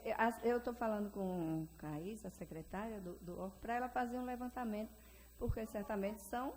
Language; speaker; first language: Portuguese; native; Portuguese